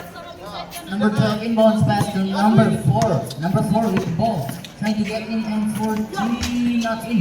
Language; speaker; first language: English; non-native, local second language; Indonesian